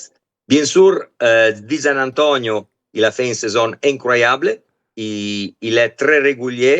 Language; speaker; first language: French; non-native, fluent; Italian